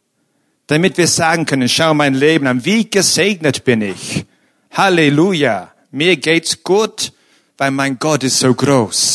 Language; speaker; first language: German; non-native, fluent; English